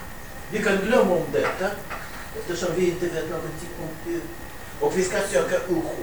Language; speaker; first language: Swedish; non-native, fluent; Russian